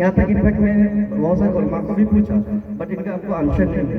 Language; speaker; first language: Hindi; native; Hindi